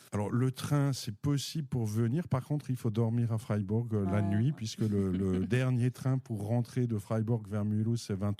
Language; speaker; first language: French; native; French